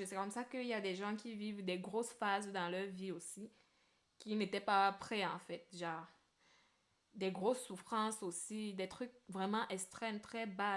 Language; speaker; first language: French; native; French